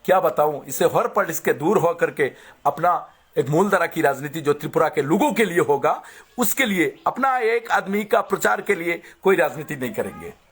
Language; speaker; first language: Hindi; non-native, local second language; Bangla